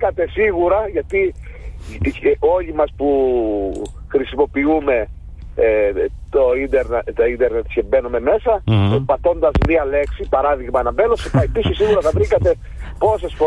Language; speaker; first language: Greek; native; Greek